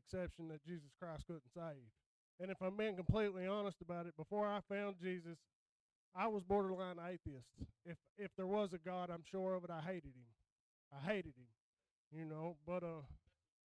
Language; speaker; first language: English; native; English